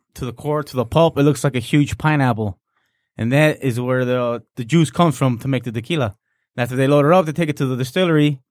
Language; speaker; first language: English; non-native, fluent; Spanish